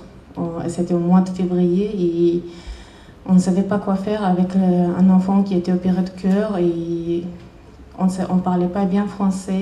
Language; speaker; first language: French; non-native, learner; Chechen